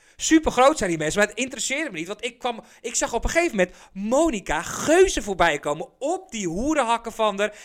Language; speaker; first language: Dutch; early bilingual, other home language; Persian